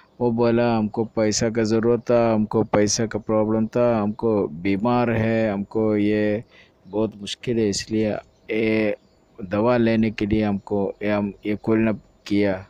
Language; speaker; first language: Hindi; non-native, local second language; Malayalam